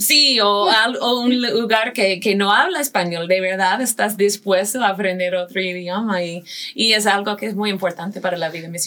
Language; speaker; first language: Spanish; non-native, fluent; English